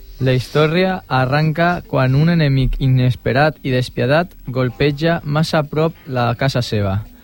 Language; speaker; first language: Catalan; non-native, local second language; Spanish